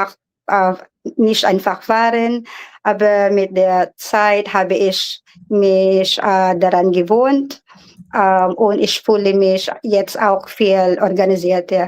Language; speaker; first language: German; non-native, learner; Filipino